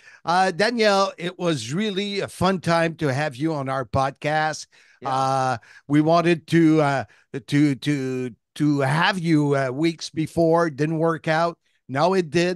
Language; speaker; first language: English; non-native, fluent; French